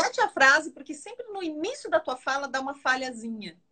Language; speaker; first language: Portuguese; native; Portuguese